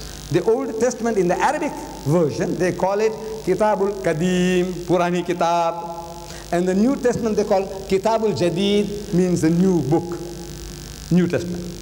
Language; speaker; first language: English; early bilingual, other home language; Gujarati